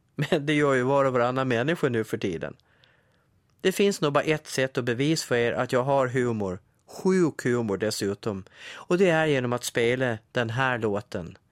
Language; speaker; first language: Swedish; native; Swedish